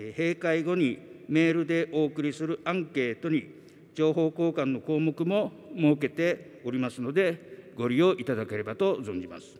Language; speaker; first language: Japanese; native; Japanese